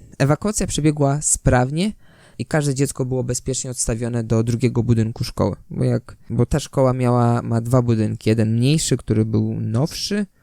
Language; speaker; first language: Polish; native; Polish